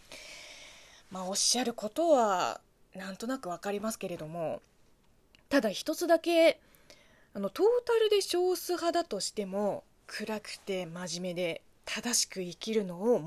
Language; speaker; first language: Japanese; non-native, fluent; Chinese